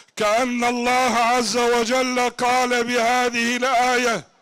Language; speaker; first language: Arabic; non-native, fluent; Turkish